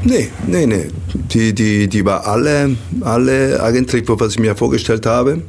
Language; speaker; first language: German; non-native, learner; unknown